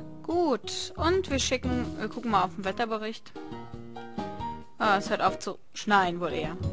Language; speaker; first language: German; native; German